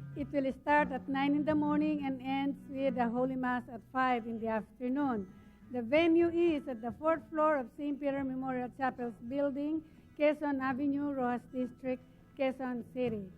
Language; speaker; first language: English; non-native, local second language; Filipino